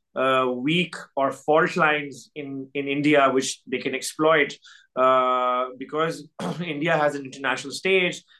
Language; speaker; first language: English; non-native, local second language; Urdu